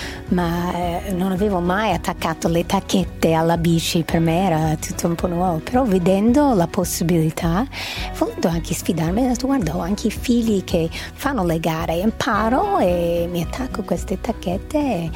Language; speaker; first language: Italian; non-native, fluent; English